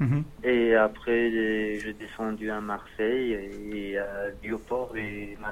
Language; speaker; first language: French; non-native, learner; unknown